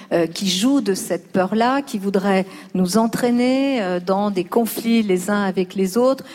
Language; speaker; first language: French; early bilingual, other home language; Spanish